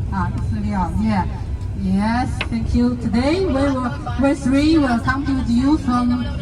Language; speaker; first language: English; non-native, learner; Chinese